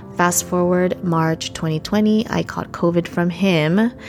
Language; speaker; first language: English; early bilingual, other home language; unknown